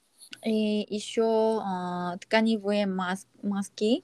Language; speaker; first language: Russian; non-native, learner; Korean